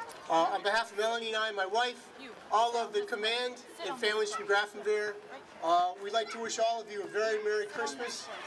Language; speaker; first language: English; native; English